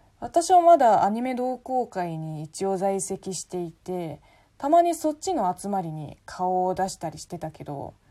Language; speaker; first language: Japanese; non-native, fluent; Chinese